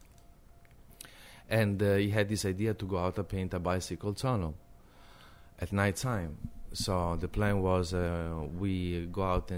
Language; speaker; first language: English; non-native, fluent; Italian